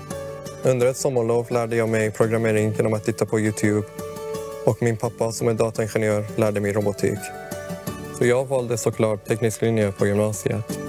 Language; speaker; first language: Swedish; early bilingual, other home language; Persian